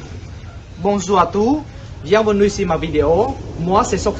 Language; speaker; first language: French; non-native, fluent; Khmer